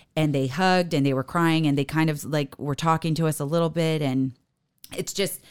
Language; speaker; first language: English; native; English